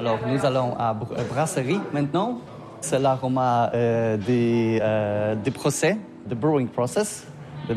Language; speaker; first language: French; non-native, learner; Polish